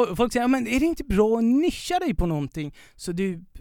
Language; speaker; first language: Swedish; non-native, fluent; Persian